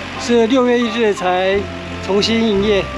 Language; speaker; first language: Chinese; native; Chinese